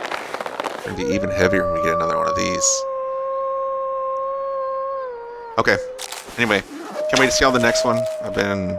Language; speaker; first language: English; native; English